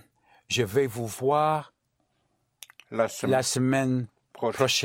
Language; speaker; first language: French; non-native, learner; English